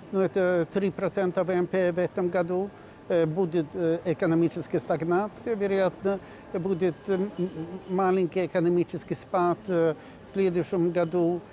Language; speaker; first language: Russian; non-native, fluent; Swedish